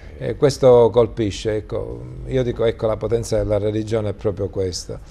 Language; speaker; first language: Italian; native; Italian